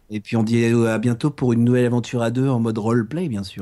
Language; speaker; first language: French; native; French